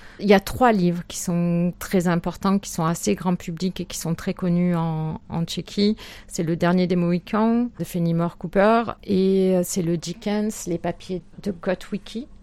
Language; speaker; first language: French; native; French